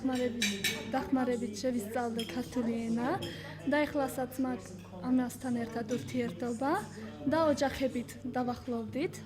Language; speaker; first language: Georgian; non-native, local second language; Armenian